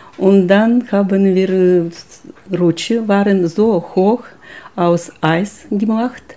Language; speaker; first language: German; non-native, learner; Russian